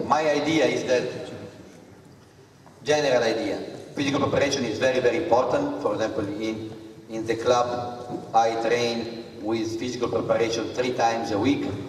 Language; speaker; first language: English; non-native, fluent; Italian